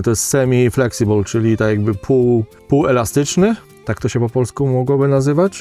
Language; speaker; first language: Polish; native; Polish